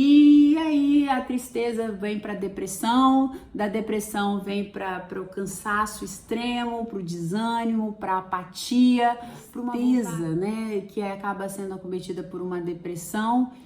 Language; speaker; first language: Portuguese; native; Portuguese